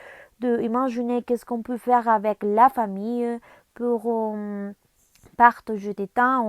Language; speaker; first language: French; non-native, learner; Spanish